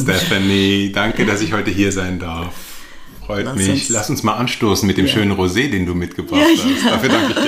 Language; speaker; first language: German; native; German